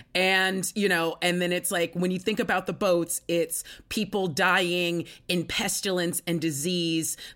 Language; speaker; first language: English; native; English